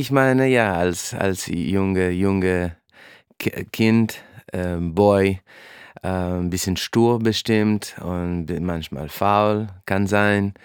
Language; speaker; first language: German; non-native, fluent; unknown